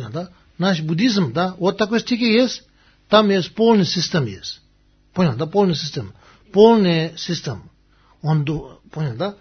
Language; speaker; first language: Russian; non-native, learner; Tibetan